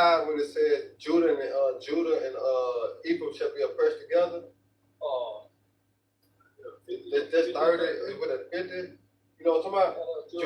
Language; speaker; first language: English; native; English